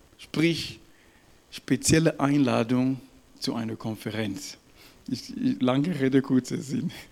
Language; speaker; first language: German; non-native, fluent; French